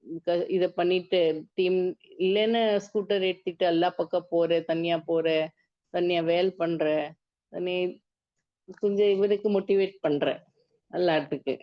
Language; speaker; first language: Tamil; non-native, learner; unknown